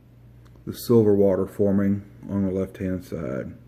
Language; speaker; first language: English; native; English